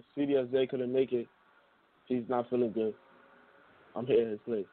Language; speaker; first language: English; native; English